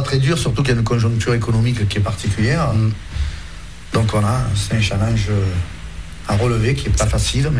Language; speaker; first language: French; native; French